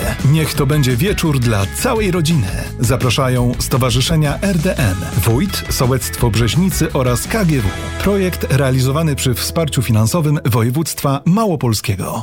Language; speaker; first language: Polish; native; Polish